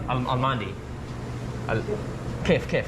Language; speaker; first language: Arabic; non-native, learner; English